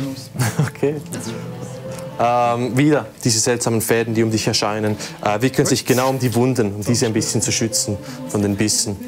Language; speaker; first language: German; native; German